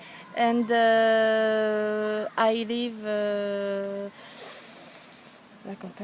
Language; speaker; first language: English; non-native, learner; French